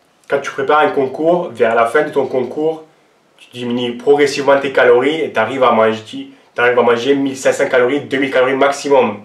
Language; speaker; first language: French; non-native, local second language; Armenian